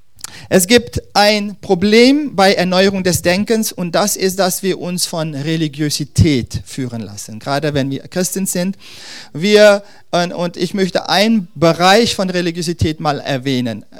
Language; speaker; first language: German; non-native, fluent; Dutch